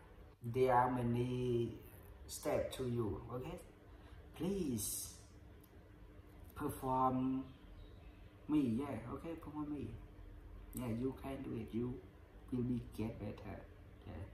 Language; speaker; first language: English; non-native, learner; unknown